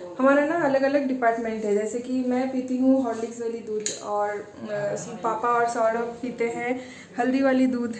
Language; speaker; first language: Hindi; non-native, local second language; Bangla